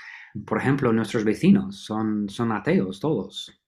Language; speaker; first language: Spanish; non-native, fluent; English